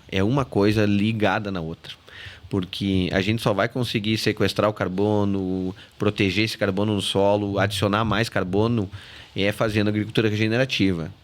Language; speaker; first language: Portuguese; native; Portuguese